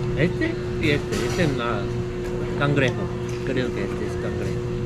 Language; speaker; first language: Spanish; non-native, learner; Korean